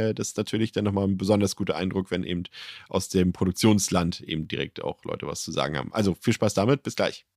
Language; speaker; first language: German; native; German